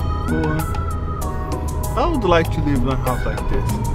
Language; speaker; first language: English; non-native, fluent; Portuguese